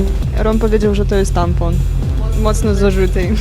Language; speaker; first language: Polish; non-native, fluent; Ukrainian